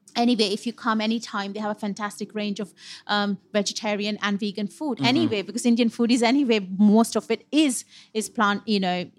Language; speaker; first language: English; non-native, local second language; Punjabi